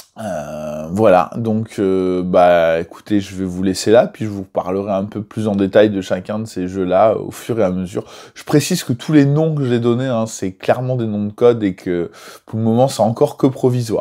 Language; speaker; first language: French; native; French